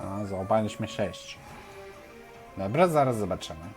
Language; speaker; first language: Polish; non-native, fluent; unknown